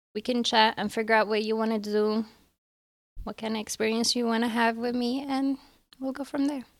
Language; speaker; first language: English; early bilingual, other home language; Arabic